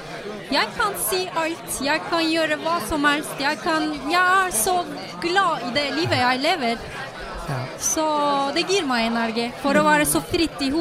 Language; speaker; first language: Norwegian; non-native, fluent; Turkish